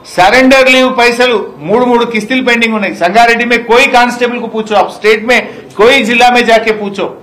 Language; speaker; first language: Hindi; non-native, local second language; Telugu